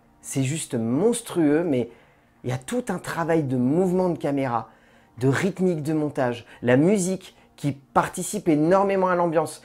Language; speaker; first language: French; native; French